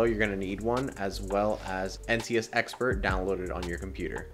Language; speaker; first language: English; native; English